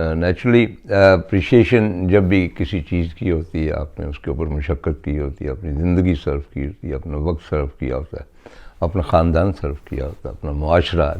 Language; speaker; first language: Urdu; non-native, local second language; Punjabi